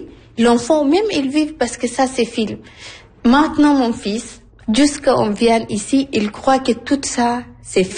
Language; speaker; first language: French; non-native, learner; Arabic